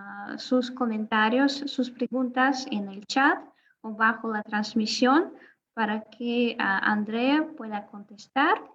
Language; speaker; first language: Spanish; non-native, fluent; Russian